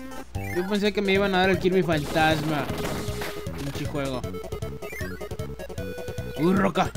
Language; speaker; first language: Spanish; native; Spanish